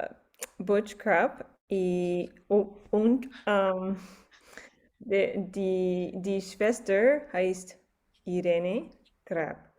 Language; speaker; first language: German; non-native, learner; English